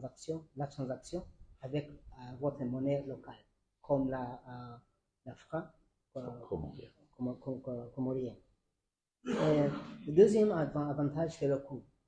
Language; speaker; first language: French; non-native, learner; Arabic